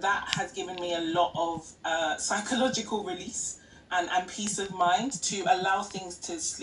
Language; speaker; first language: English; non-native, local second language; Yoruba